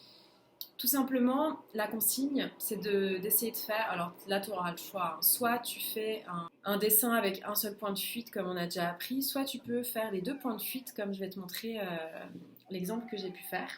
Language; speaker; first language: French; native; French